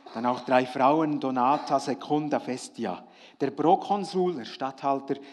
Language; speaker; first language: German; native; German